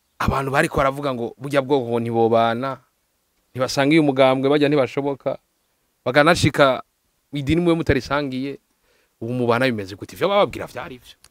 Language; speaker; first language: Rundi; native; Rundi